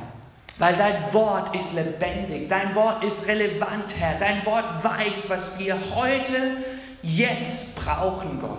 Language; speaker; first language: German; non-native, fluent; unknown